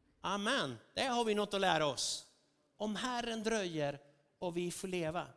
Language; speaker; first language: Swedish; non-native, fluent; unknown